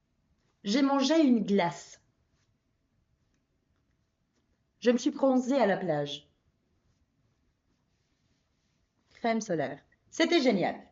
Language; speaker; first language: French; non-native, fluent; Spanish